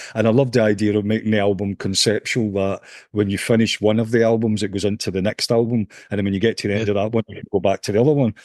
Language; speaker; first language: English; native; English